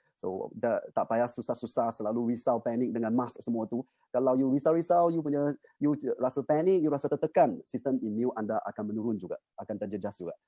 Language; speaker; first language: Malay; non-native, local second language; Chinese